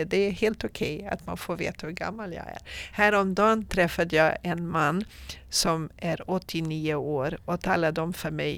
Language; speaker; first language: Swedish; non-native, fluent; Portuguese